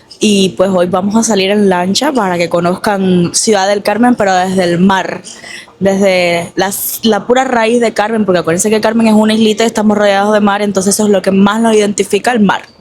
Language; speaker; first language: Spanish; native; Spanish